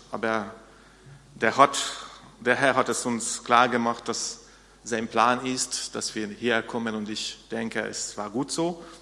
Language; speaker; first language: German; non-native, fluent; Hungarian